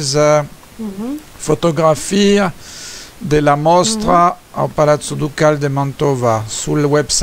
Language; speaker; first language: Italian; non-native, learner; French